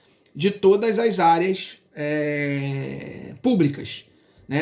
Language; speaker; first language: Portuguese; native; Portuguese